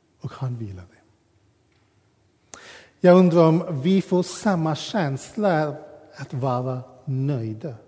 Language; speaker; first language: Swedish; non-native, fluent; English